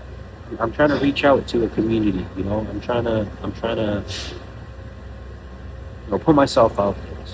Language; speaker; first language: English; native; English